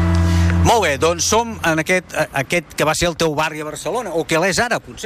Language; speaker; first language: Catalan; native; Catalan